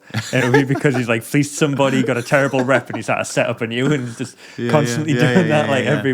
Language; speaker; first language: English; native; English